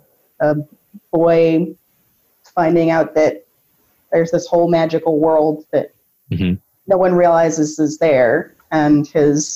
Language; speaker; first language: English; native; English